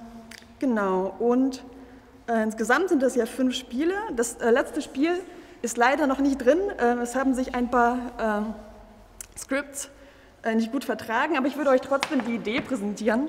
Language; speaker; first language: German; native; German